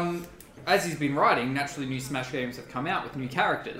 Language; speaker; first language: English; native; English